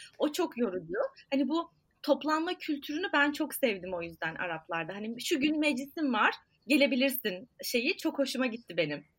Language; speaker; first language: Turkish; native; Turkish